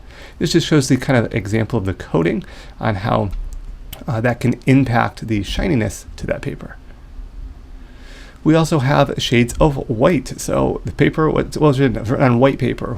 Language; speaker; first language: English; native; English